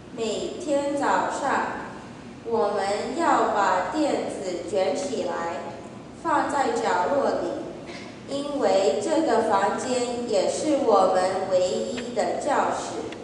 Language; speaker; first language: Chinese; early bilingual, heritage; Chinese